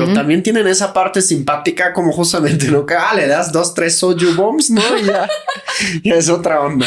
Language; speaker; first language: Spanish; native; Spanish